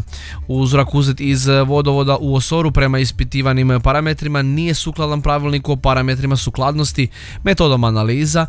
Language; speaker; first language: Croatian; native; Croatian